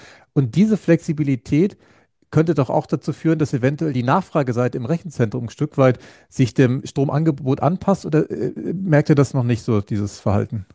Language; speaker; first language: German; native; German